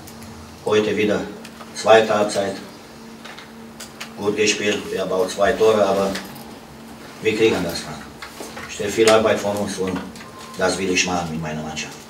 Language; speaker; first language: German; non-native, fluent; Romanian